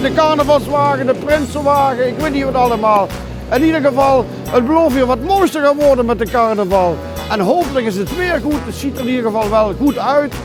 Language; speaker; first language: Dutch; native; Dutch